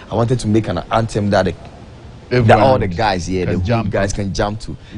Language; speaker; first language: English; non-native, local second language; Akan